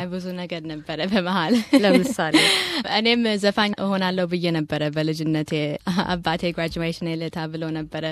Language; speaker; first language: Amharic; early bilingual, heritage; Amharic